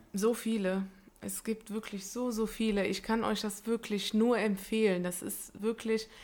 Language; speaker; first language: German; early bilingual, other home language; Italian